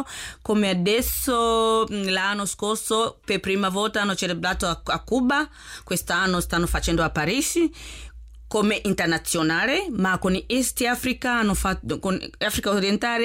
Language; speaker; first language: Italian; non-native, learner; Swahili